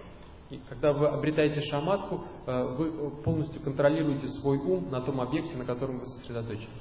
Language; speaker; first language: Russian; native; Russian